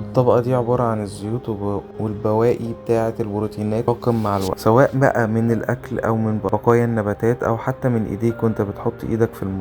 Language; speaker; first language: Arabic; native; Arabic